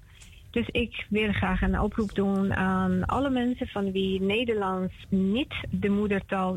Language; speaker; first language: Dutch; non-native, fluent; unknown